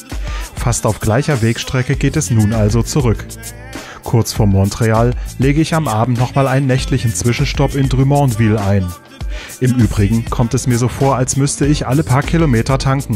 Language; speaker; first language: German; native; German